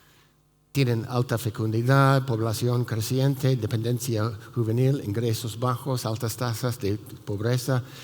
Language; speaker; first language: Spanish; non-native, fluent; English